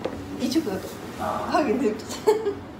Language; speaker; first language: Korean; non-native, learner; Indonesian